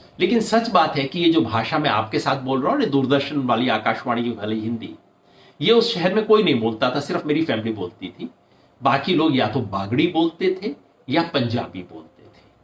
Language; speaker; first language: Hindi; native; Hindi